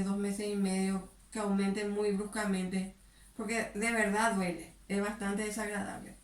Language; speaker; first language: Spanish; native; Spanish